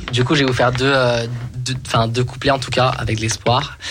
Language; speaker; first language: French; native; French